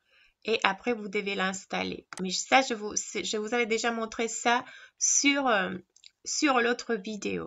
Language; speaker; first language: French; non-native, fluent; Spanish